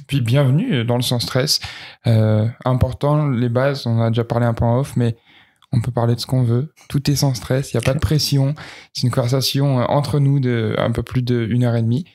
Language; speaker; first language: French; native; French